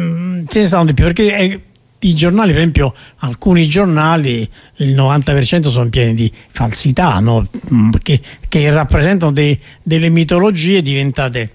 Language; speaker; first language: Italian; native; Italian